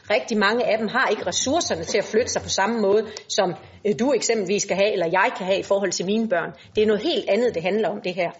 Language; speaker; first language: Danish; native; Danish